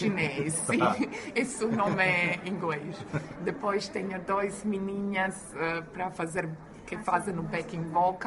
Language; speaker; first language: Portuguese; non-native, learner; Croatian